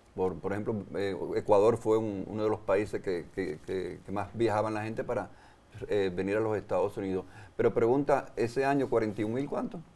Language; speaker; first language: Spanish; native; Spanish